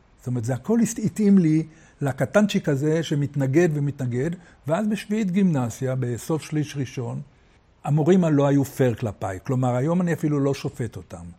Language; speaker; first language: Hebrew; native; Hebrew